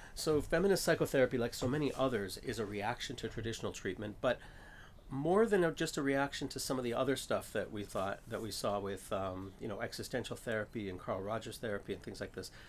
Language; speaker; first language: English; native; English